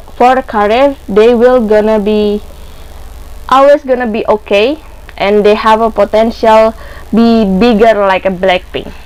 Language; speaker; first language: English; non-native, learner; Indonesian